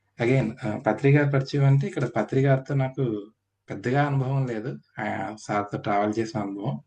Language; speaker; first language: Telugu; native; Telugu